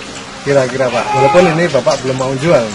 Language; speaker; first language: Indonesian; native; Indonesian